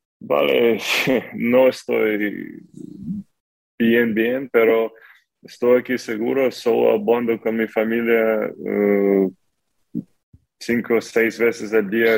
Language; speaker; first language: Spanish; non-native, fluent; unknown